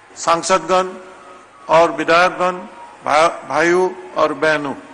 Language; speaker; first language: Hindi; non-native, local second language; Assamese